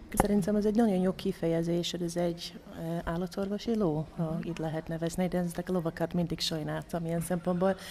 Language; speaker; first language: Hungarian; non-native, fluent; English